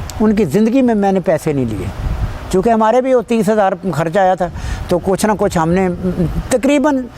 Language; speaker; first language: Urdu; non-native, local second language; Punjabi